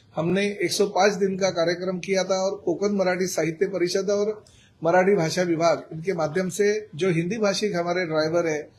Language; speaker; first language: Hindi; non-native, local second language; Marathi